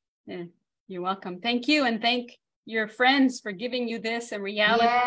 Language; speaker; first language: English; native; English